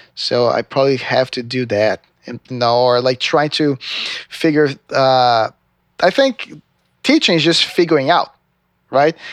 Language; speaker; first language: English; non-native, fluent; Portuguese